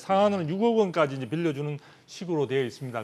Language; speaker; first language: Korean; native; Korean